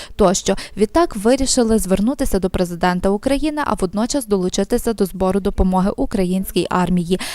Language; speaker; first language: Ukrainian; native; Ukrainian